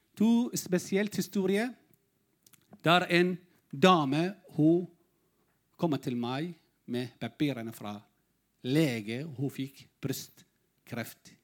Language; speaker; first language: Norwegian; non-native, learner; Arabic